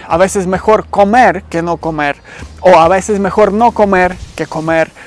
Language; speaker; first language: Spanish; non-native, learner; Ukrainian